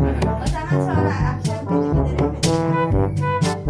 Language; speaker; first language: Turkish; non-native, learner; Filipino